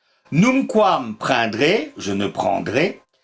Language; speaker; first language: French; native; French